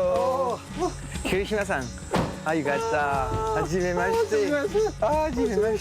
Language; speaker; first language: Japanese; non-native, learner; French